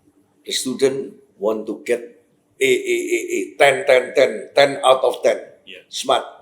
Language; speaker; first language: English; non-native, fluent; Indonesian